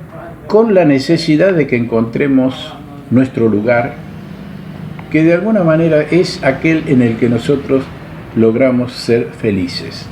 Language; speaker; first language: Spanish; native; Spanish